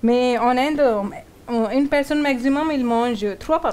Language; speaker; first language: French; non-native, learner; Hindi